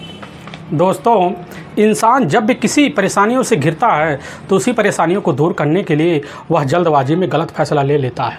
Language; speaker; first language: Hindi; native; Hindi